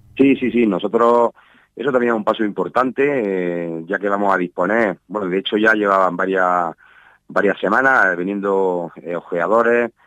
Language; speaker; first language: Spanish; native; Spanish